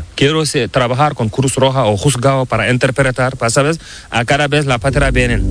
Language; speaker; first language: Spanish; non-native, learner; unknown